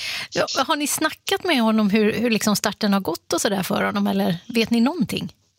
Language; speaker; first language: Swedish; native; Swedish